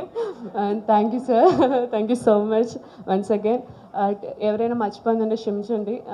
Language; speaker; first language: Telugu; non-native, learner; Malayalam